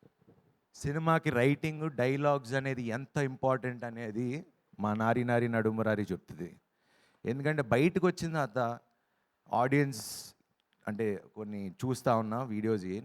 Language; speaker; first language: Telugu; native; Telugu